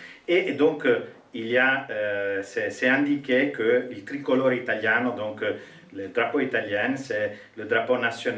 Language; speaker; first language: French; non-native, fluent; Italian